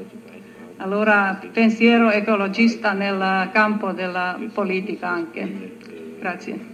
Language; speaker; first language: Italian; non-native, learner; Finnish